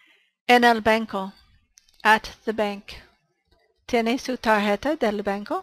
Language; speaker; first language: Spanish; non-native, learner; English